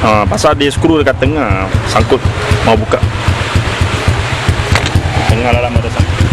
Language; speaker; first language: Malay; non-native, local second language; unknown